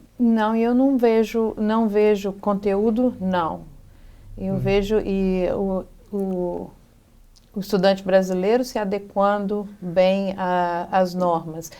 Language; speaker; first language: Portuguese; native; Portuguese